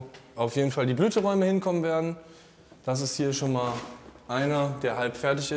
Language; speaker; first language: German; native; German